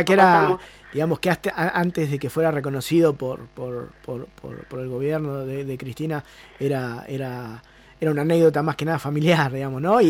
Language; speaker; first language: Spanish; native; Spanish